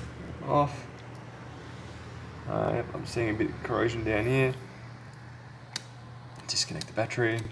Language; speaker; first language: English; native; English